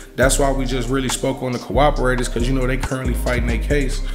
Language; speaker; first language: English; native; English